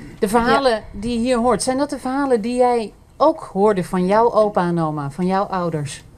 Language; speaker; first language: Dutch; native; Dutch